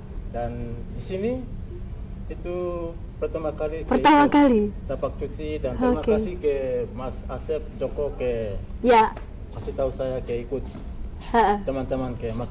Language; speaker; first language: Indonesian; non-native, learner; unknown